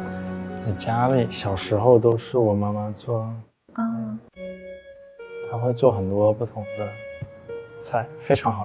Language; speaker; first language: Chinese; early bilingual, heritage; Chinese